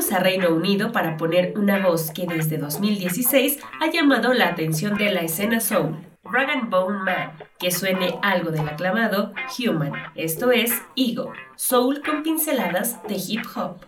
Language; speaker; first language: Spanish; native; Spanish